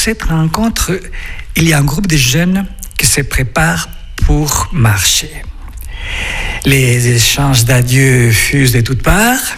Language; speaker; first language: French; non-native, fluent; Spanish